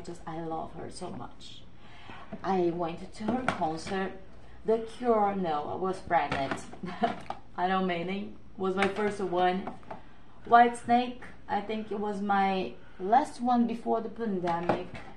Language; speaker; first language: English; non-native, learner; Portuguese